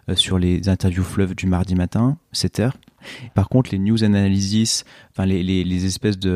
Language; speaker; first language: French; native; French